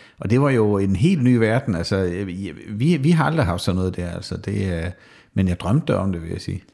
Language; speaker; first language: Danish; native; Danish